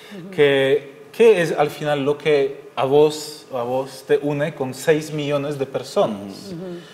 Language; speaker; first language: Spanish; non-native, fluent; German